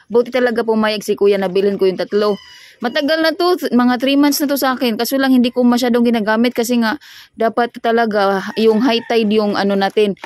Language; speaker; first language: Filipino; non-native, local second language; Cebuano